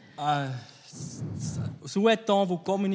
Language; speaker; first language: French; non-native, fluent; German